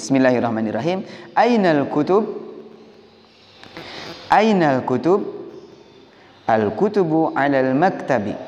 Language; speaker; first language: Arabic; non-native, fluent; Indonesian